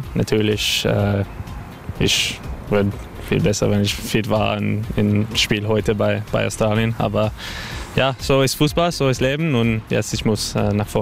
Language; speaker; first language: German; non-native, learner; English